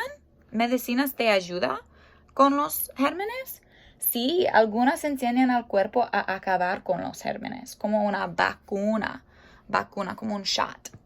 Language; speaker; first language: Spanish; non-native, fluent; English